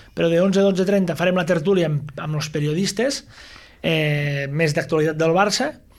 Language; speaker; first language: Catalan; native; Catalan